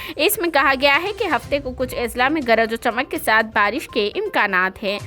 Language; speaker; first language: Urdu; native; Urdu